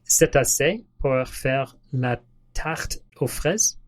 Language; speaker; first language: French; non-native, learner; English